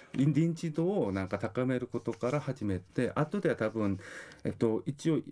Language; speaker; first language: Japanese; non-native, fluent; Korean